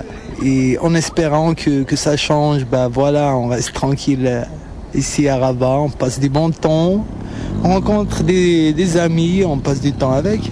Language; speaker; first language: French; non-native, local second language; Arabic